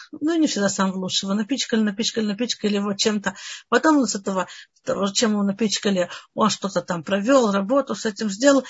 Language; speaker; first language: Russian; early bilingual, heritage; Russian